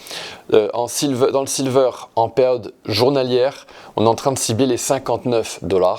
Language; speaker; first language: French; native; French